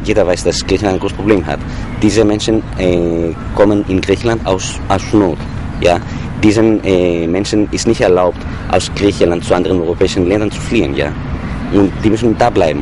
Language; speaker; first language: German; non-native, fluent; Greek